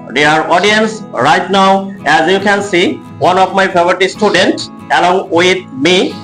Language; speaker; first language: English; non-native, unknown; Bangla